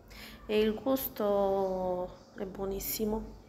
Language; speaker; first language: Italian; non-native, learner; Arabic